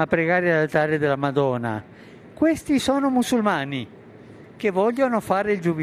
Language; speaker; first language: Italian; non-native, fluent; Spanish